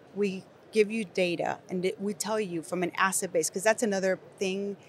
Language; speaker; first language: English; non-native, fluent; Spanish